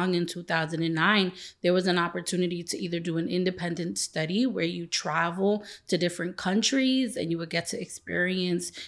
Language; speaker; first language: English; native; English